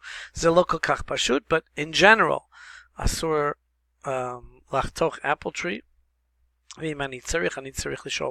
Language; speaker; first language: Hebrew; non-native, fluent; English